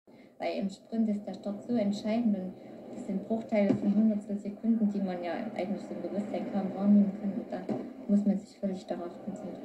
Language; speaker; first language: German; native; German